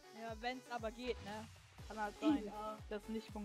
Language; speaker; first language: German; native; German